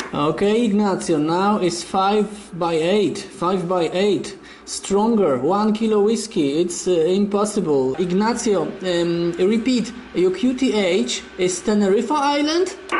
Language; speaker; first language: English; non-native, learner; Polish